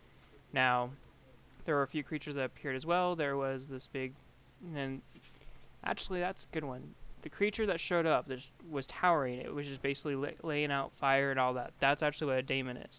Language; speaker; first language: English; native; English